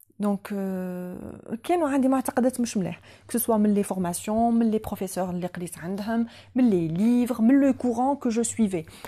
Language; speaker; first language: French; non-native, local second language; Arabic